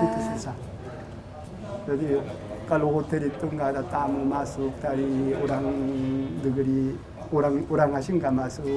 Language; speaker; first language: Indonesian; non-native, learner; Korean